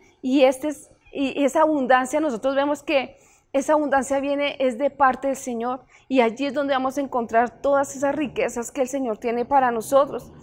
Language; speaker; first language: Spanish; native; Spanish